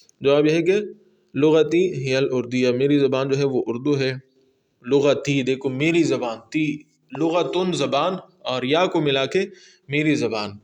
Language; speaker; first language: Urdu; non-native, local second language; Pashto